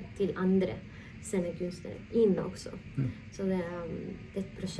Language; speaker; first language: Norwegian; non-native, fluent; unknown